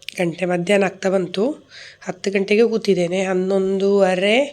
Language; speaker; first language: Kannada; non-native, local second language; Tulu